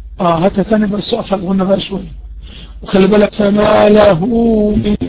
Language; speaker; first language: Arabic; native; Arabic